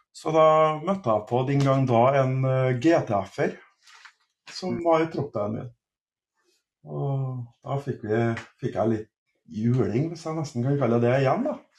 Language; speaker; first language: Norwegian; native; Norwegian